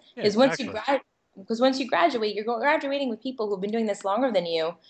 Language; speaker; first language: English; native; English